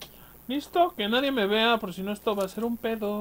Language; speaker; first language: Spanish; native; Spanish